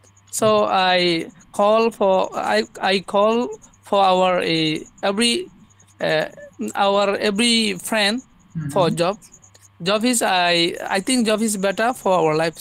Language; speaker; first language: English; non-native, learner; Bangla